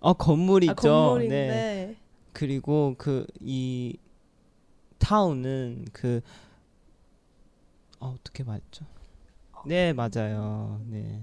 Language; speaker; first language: Korean; non-native, learner; Chinese